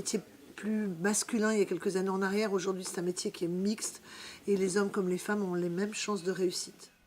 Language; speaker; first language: French; native; French